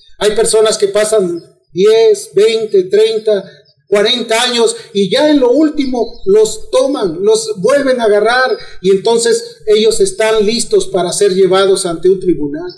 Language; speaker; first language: Spanish; native; Spanish